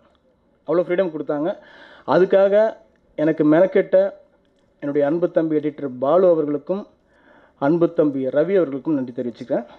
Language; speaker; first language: Tamil; native; Tamil